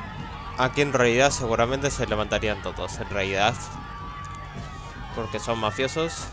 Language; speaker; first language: Spanish; native; Spanish